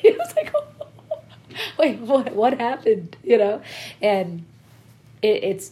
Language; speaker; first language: English; early bilingual, other home language; Persian